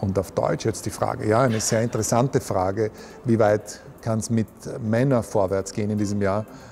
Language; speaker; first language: German; native; German